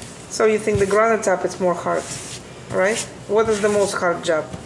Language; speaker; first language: English; non-native, learner; Russian